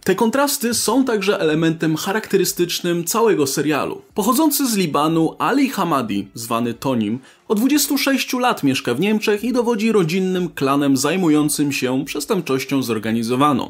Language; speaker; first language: Polish; native; Polish